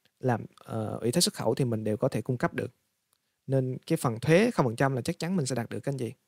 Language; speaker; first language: Vietnamese; native; Vietnamese